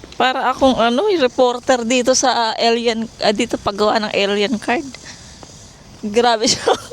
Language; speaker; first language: Filipino; native; Filipino